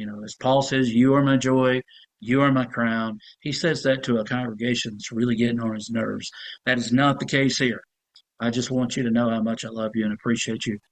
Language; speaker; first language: English; native; English